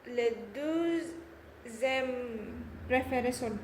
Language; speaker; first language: French; non-native, learner; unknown